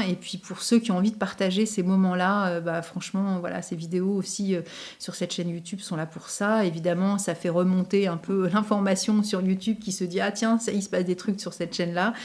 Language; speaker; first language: French; native; French